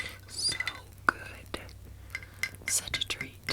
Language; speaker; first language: English; native; English